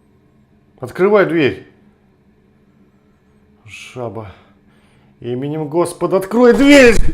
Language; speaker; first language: Russian; native; Russian